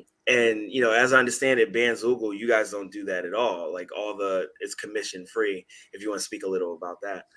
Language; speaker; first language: English; native; English